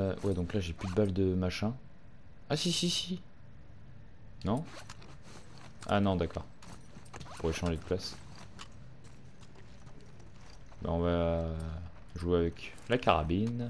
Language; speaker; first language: French; native; French